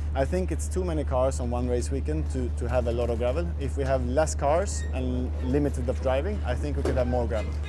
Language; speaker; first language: English; non-native, fluent; Swedish